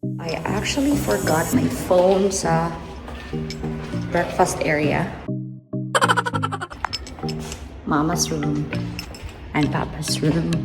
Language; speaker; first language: English; non-native, local second language; Cebuano